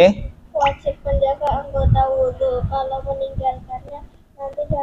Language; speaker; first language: Indonesian; native; Indonesian